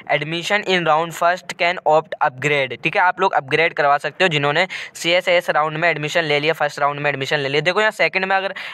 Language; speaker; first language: Hindi; native; Hindi